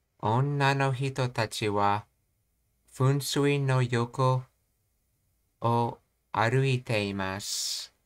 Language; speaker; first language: Japanese; non-native, learner; English